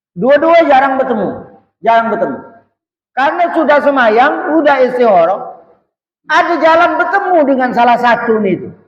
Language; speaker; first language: Malay; native; Malay